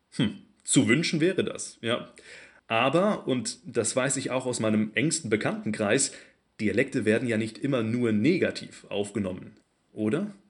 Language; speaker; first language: German; native; German